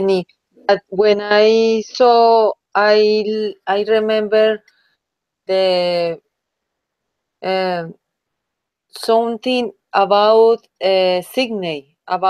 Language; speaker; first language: English; non-native, learner; Spanish